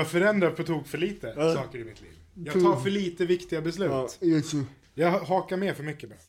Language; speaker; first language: Swedish; native; Swedish